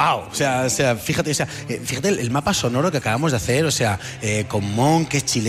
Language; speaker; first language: Spanish; native; Spanish